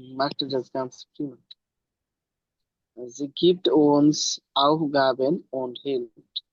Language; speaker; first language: German; non-native, learner; Bangla